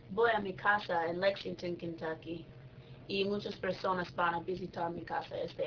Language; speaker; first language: Spanish; non-native, learner; English